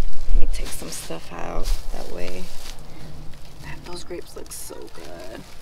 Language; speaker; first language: English; early bilingual, other home language; Spanish